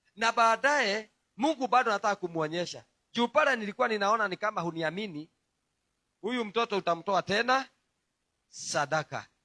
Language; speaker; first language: Swahili; non-native, local second language; Kikuyu